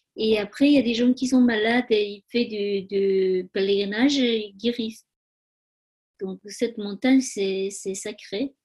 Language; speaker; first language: French; non-native, learner; Tibetan